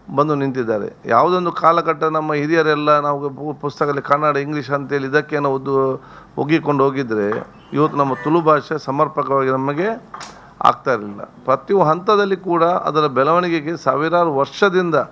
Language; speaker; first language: Kannada; non-native, local second language; Badaga